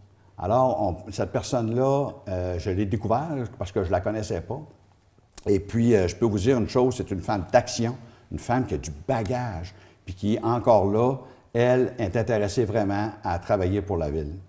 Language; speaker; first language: French; native; French